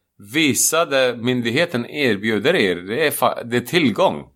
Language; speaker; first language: Swedish; non-native, fluent; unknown